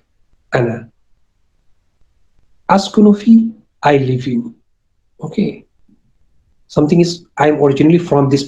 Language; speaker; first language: English; non-native, local second language; Urdu